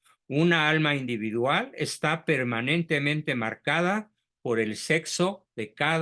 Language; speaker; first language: Spanish; native; Spanish